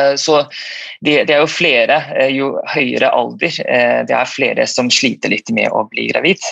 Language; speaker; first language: Norwegian; non-native, fluent; Malay